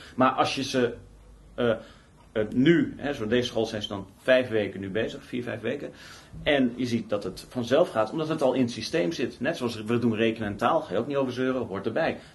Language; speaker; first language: Dutch; native; Dutch